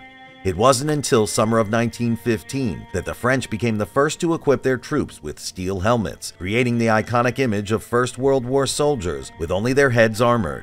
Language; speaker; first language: English; native; English